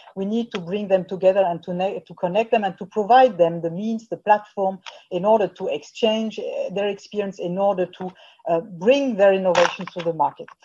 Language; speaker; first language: English; non-native, fluent; French